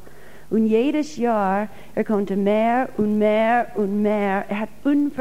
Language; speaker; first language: German; non-native, fluent; English